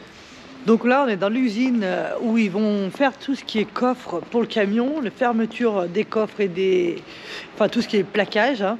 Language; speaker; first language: French; native; French